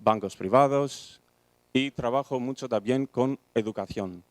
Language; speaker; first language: Spanish; non-native, fluent; Greek